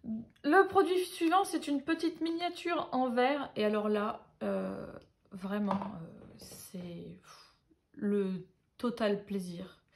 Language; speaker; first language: French; native; French